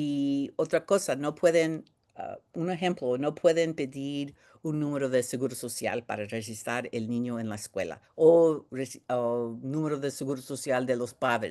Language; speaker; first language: Spanish; early bilingual, heritage; Spanish